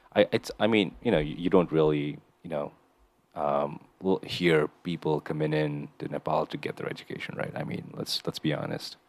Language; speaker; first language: English; non-native, local second language; Nepali